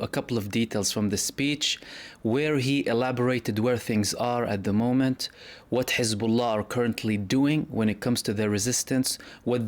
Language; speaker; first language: English; non-native, fluent; Arabic